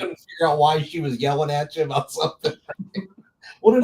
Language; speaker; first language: English; native; English